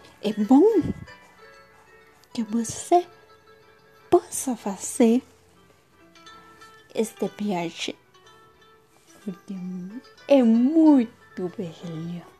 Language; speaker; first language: Portuguese; non-native, learner; Spanish